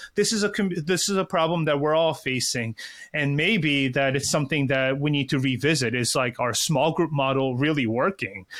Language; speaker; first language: English; early bilingual, other home language; Korean